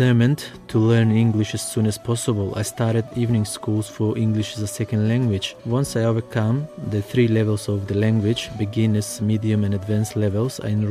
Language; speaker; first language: English; non-native, fluent; Macedonian